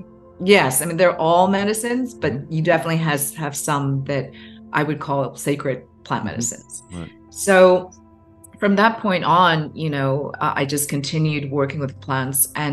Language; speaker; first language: English; non-native, local second language; Cantonese